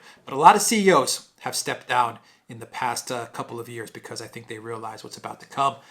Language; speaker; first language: English; native; English